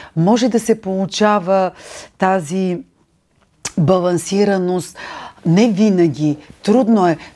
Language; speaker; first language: Bulgarian; native; Bulgarian